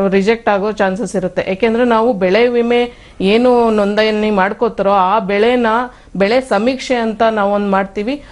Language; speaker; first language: Kannada; native; Kannada